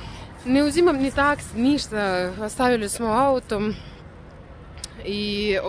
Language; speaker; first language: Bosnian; non-native, learner; Russian